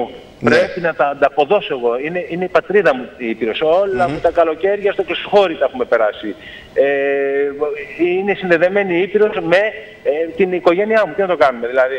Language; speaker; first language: Greek; native; Greek